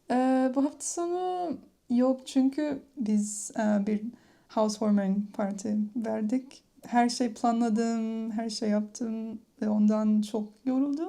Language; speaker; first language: Turkish; non-native, learner; English